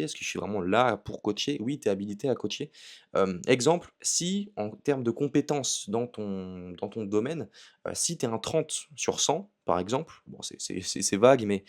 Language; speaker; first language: French; native; French